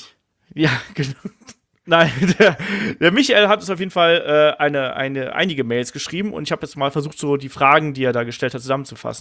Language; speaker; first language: German; native; German